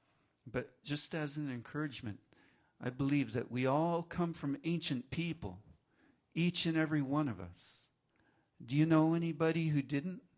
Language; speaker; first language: English; non-native, learner; Japanese